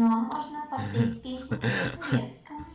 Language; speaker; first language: Russian; early bilingual, other home language; Turkish